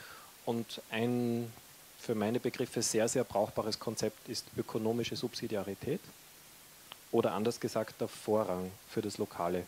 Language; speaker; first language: German; native; German